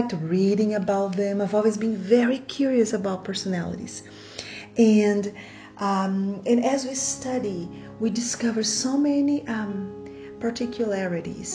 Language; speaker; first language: English; non-native, fluent; Portuguese